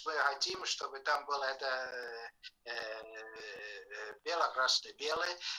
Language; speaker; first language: Russian; non-native, fluent; Estonian